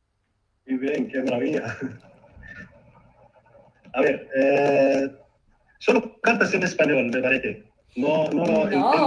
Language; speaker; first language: Spanish; non-native, fluent; Arabic